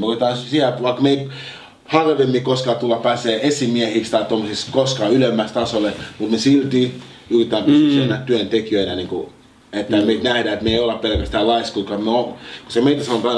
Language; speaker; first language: Finnish; early bilingual, other home language; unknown